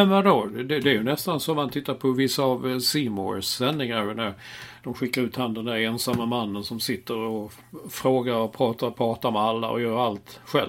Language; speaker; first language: Swedish; native; Swedish